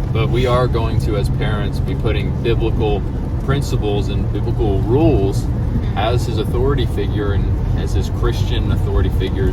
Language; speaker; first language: English; native; English